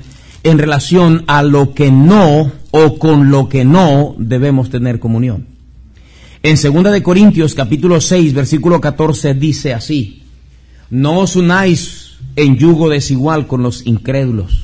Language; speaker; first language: Spanish; native; Spanish